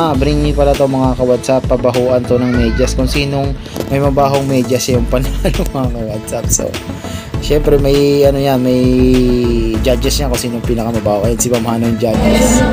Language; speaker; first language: Filipino; non-native, local second language; Cebuano